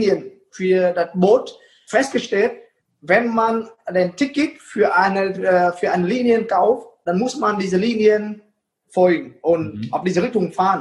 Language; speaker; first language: German; non-native, fluent; Vietnamese